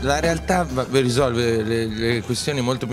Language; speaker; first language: Italian; native; Italian